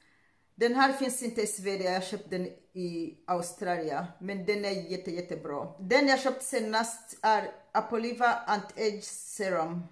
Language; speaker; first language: Swedish; non-native, learner; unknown